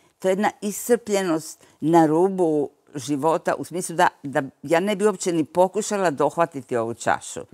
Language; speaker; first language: Croatian; native; Croatian